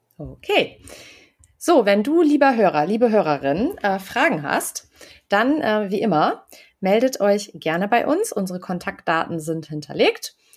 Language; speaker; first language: German; native; German